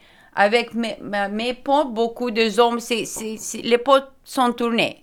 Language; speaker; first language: French; non-native, learner; Lithuanian